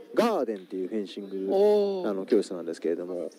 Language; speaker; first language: Japanese; native; Japanese